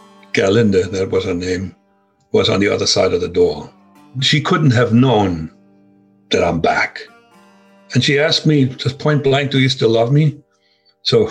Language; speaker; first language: English; non-native, fluent; German